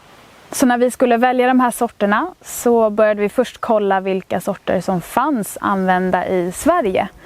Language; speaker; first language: Swedish; native; Swedish